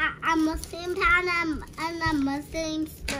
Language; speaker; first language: English; early bilingual, heritage; Bangla